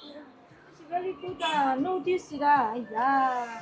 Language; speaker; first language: English; non-native, learner; Chinese